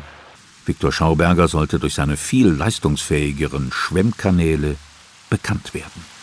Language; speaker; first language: German; native; German